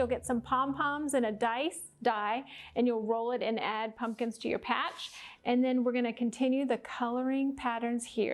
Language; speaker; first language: English; native; English